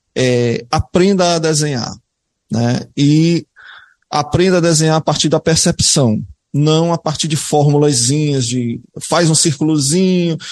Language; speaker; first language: Portuguese; native; Portuguese